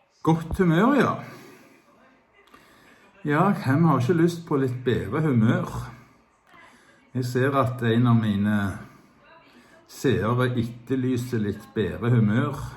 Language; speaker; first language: Norwegian; native; Norwegian